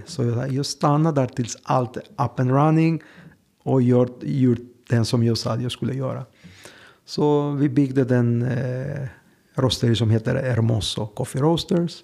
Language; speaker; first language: Swedish; non-native, fluent; Greek